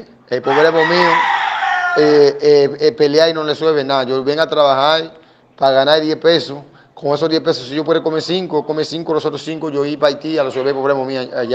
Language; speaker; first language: Spanish; non-native, learner; Haitian Creole